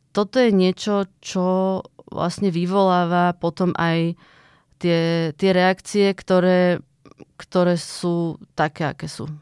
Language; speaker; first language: Slovak; native; Slovak